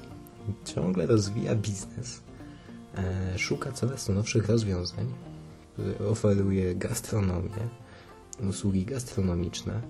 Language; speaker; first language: Polish; native; Polish